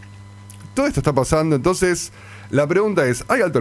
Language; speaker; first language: Spanish; native; Spanish